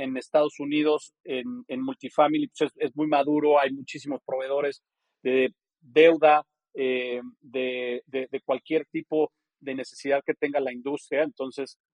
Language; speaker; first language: Spanish; native; Spanish